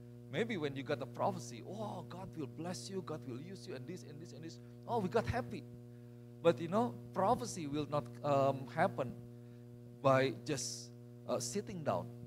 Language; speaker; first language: English; non-native, fluent; Indonesian